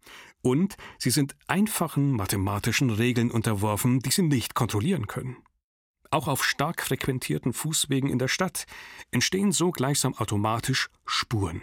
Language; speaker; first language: German; native; German